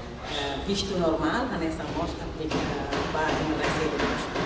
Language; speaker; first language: Portuguese; non-native, local second language; Tetum